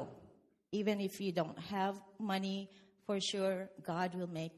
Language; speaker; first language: English; non-native, local second language; Filipino